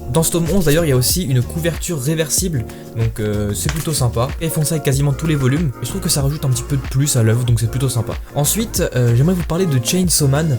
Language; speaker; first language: French; native; French